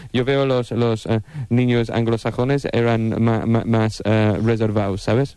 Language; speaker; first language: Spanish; non-native, fluent; English